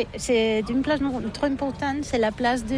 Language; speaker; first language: French; non-native, learner; Catalan